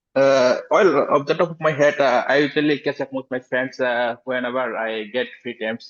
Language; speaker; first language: English; non-native, learner; Bangla